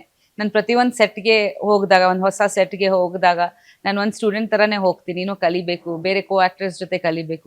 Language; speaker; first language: Kannada; non-native, local second language; Bangla